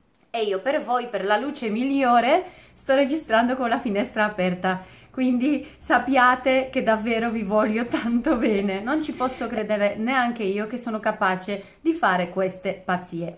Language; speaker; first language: Italian; non-native, fluent; Polish